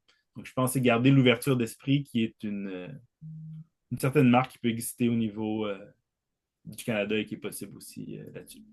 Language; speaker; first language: French; native; French